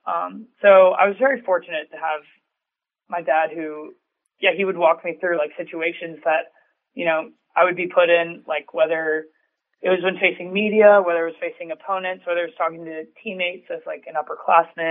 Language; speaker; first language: English; native; English